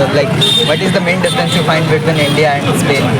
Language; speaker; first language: English; non-native, local second language; Hindi